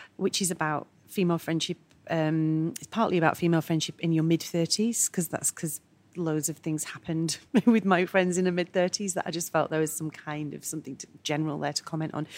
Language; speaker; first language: English; native; English